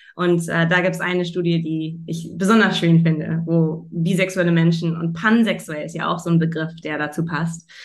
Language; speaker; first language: German; early bilingual, heritage; German